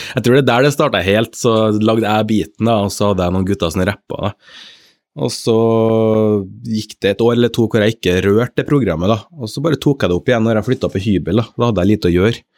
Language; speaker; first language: Norwegian; native; Norwegian